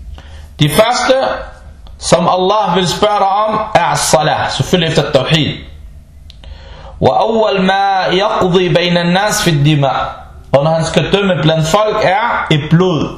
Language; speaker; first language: Danish; early bilingual, other home language; Arabic